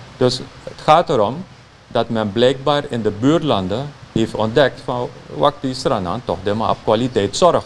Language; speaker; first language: Dutch; native; Dutch